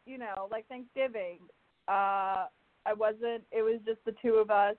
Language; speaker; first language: English; early bilingual, other home language; Spanish